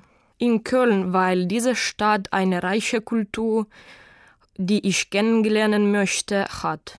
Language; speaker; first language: German; non-native, learner; Ukrainian